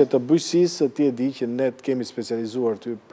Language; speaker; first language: Albanian; native; Albanian